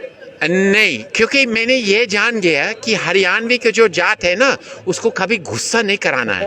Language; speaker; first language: Hindi; non-native, fluent; English